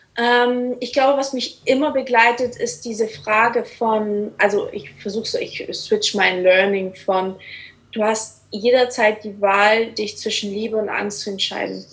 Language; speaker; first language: German; early bilingual, other home language; Portuguese